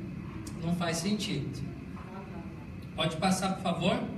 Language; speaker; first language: Portuguese; native; Portuguese